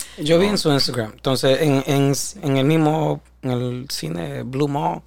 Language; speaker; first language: Spanish; early bilingual, heritage; Spanish